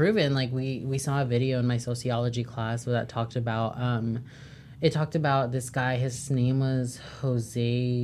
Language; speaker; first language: English; native; English